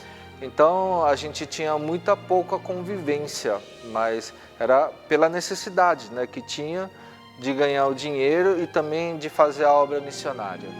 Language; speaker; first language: Portuguese; early bilingual, other home language; Korean